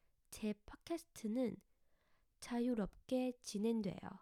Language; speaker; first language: Korean; non-native, learner; Chinese